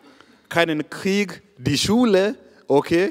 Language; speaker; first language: German; non-native, fluent; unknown